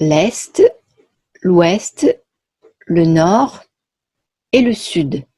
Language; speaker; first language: French; non-native, fluent; Japanese